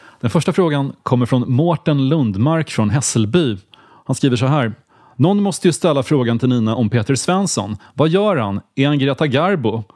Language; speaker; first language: Swedish; native; Swedish